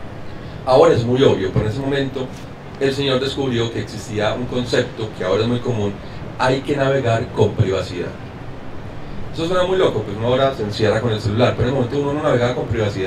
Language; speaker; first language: Spanish; native; Spanish